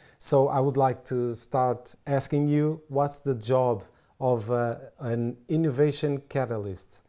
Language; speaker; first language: English; non-native, fluent; Portuguese